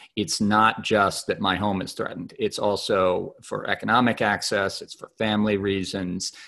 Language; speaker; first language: English; native; English